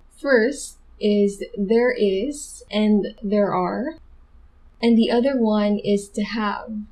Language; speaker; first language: English; non-native, local second language; Filipino